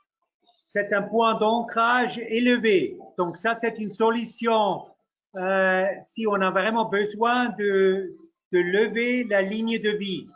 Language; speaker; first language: French; non-native, local second language; German